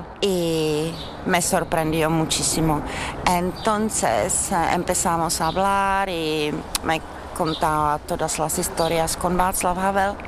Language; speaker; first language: Spanish; non-native, fluent; Czech